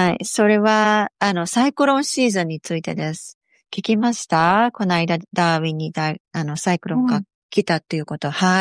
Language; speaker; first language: Japanese; native; Japanese